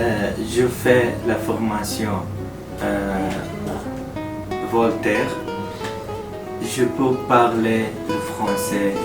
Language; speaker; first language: French; non-native, learner; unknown